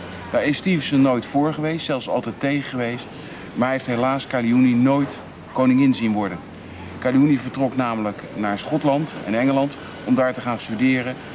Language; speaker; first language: Dutch; native; Dutch